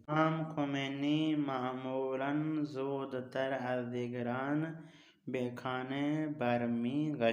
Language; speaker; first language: Persian; non-native, fluent; Urdu